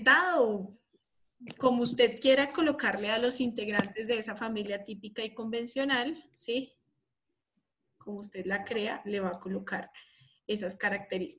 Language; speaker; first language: Spanish; native; Spanish